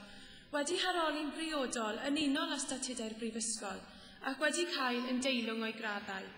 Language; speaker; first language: Welsh; native; Welsh